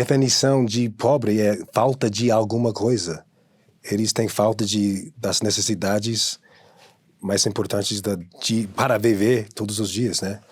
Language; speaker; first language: Portuguese; non-native, fluent; English